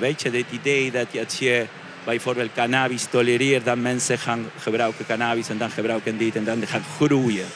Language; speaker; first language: Dutch; non-native, fluent; Spanish